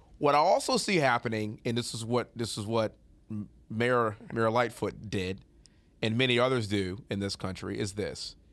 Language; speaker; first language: English; native; English